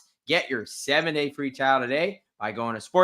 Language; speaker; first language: English; native; English